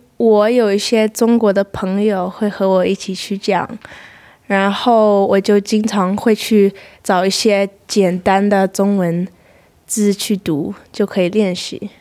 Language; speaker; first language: Chinese; early bilingual, heritage; English